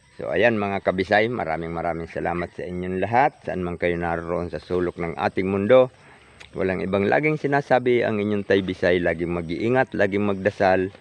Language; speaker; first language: Filipino; non-native, local second language; Cebuano